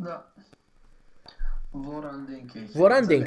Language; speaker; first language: German; non-native, learner; Romanian